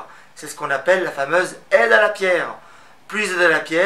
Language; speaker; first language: French; native; French